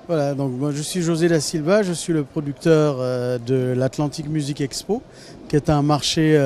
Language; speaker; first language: French; non-native, fluent; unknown